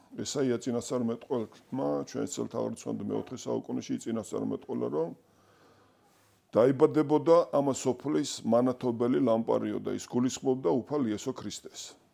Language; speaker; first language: Georgian; non-native, local second language; Svan